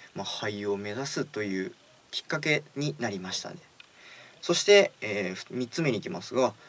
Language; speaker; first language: Japanese; native; Japanese